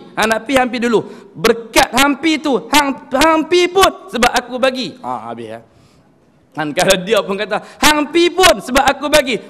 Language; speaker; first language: Malay; native; Malay